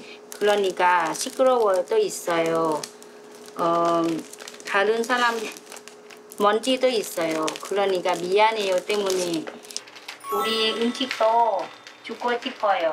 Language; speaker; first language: Korean; non-native, learner; Thai